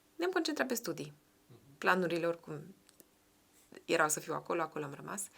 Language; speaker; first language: Romanian; native; Romanian